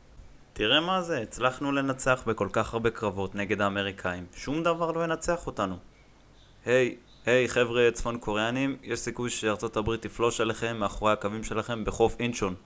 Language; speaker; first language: Hebrew; native; Hebrew